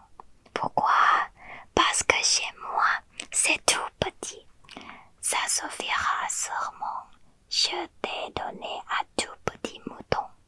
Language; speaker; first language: French; non-native, learner; Thai